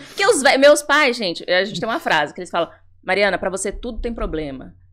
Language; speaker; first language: Portuguese; native; Portuguese